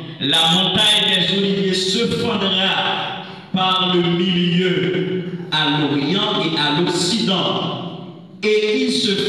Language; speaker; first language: French; non-native, local second language; Haitian Creole